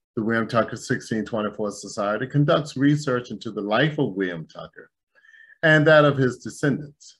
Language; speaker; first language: English; native; English